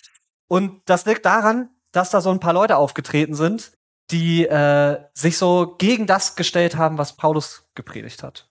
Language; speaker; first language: German; native; German